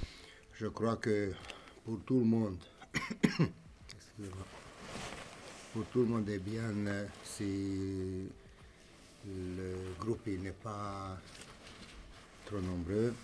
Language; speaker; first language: French; non-native, fluent; Romanian